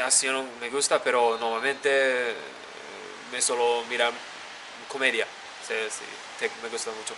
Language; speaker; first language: Spanish; non-native, learner; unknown